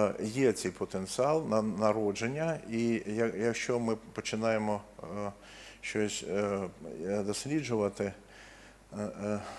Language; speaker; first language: Ukrainian; non-native, local second language; Russian